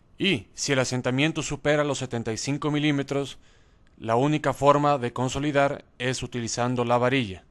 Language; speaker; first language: Spanish; native; Spanish